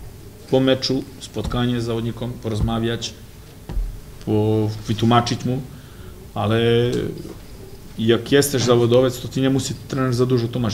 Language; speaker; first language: Polish; non-native, fluent; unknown